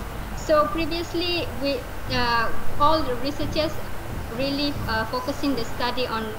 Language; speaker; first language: English; non-native, local second language; Malay